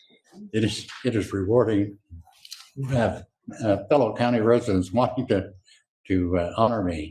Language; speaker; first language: English; native; English